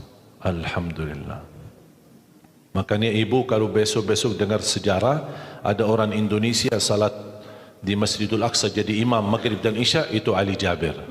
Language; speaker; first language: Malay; non-native, fluent; Arabic